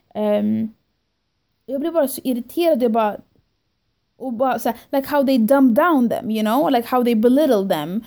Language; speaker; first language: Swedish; early bilingual, other home language; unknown